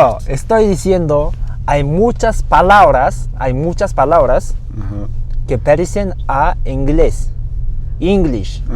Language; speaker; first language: Spanish; early bilingual, other home language; Mongolian